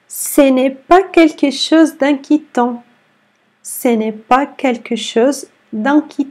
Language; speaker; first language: French; non-native, fluent; Arabic